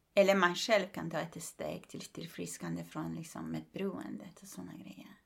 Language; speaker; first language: Swedish; non-native, fluent; Persian